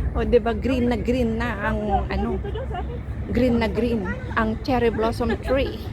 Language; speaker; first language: Filipino; non-native, local second language; Iloko